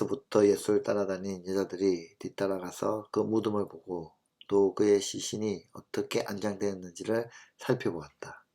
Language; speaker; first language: Korean; native; Korean